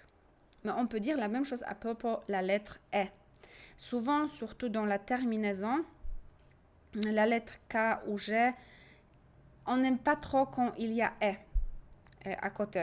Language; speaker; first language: French; non-native, fluent; Polish